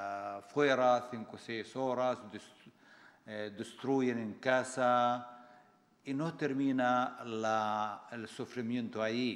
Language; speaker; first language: Spanish; non-native, fluent; Arabic